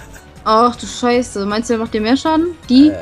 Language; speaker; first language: German; native; German